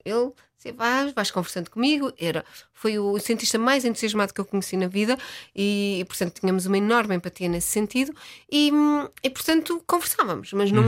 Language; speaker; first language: Portuguese; native; Portuguese